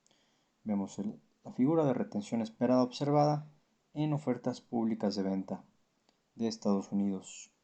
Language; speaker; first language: Spanish; native; Spanish